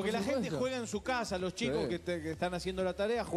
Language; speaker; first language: Spanish; native; Spanish